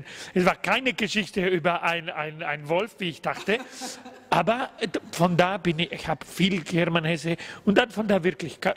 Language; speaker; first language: German; non-native, learner; Spanish